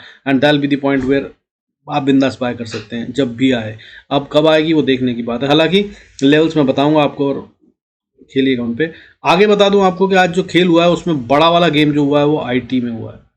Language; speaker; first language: Hindi; native; Hindi